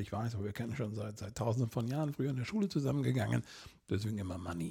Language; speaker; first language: German; native; German